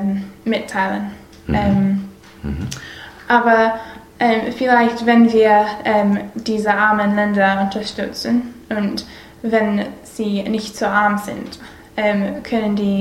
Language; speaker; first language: German; non-native, learner; English